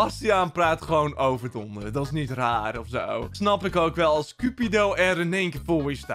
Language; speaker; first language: Dutch; native; Dutch